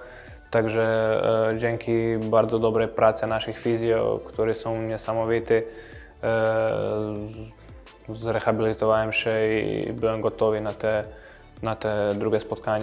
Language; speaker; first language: Polish; non-native, fluent; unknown